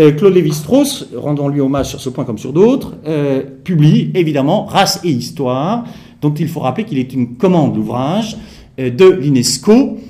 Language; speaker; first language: French; native; French